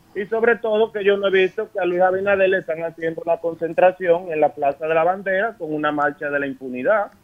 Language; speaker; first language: Spanish; native; Spanish